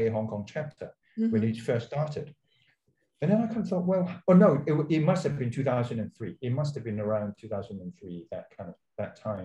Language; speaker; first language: English; non-native, local second language; Cantonese